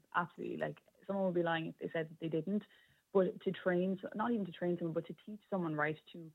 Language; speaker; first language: English; native; English